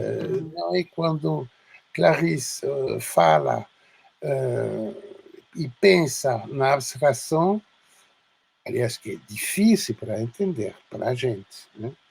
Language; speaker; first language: Portuguese; non-native, fluent; French